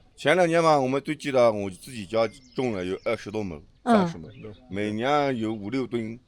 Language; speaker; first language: Chinese; native; Chinese